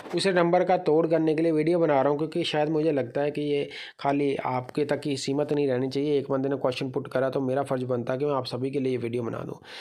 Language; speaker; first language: Hindi; native; Hindi